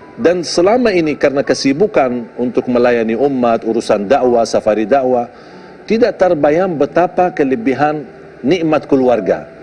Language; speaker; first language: Malay; non-native, fluent; Arabic